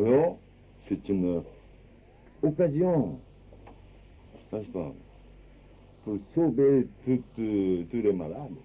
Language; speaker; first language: French; non-native, fluent; Japanese